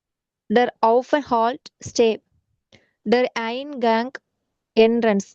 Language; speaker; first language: German; non-native, learner; Tamil